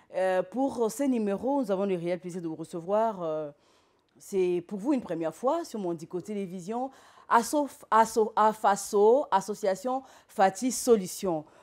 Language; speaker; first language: French; non-native, local second language; Lingala